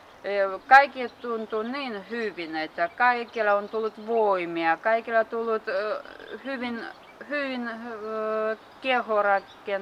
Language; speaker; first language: Finnish; non-native, learner; Russian